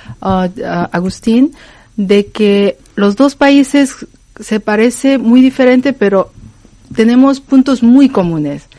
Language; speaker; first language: Spanish; non-native, fluent; Korean